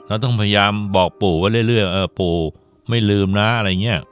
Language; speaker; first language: Thai; native; Thai